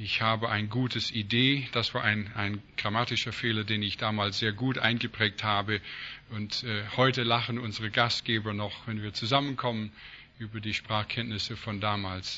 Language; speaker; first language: German; non-native, fluent; English